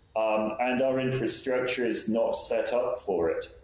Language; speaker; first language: English; native; English